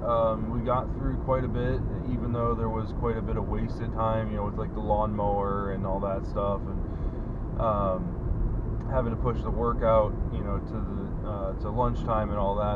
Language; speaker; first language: English; native; English